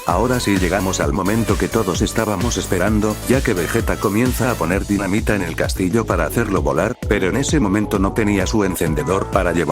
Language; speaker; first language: Spanish; native; Spanish